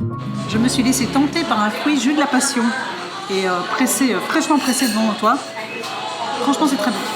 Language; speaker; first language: French; native; French